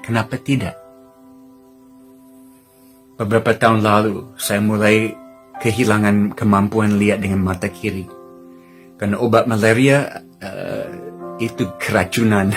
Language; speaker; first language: Indonesian; non-native, fluent; English